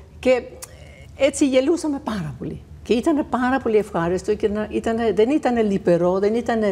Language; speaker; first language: Greek; non-native, fluent; Danish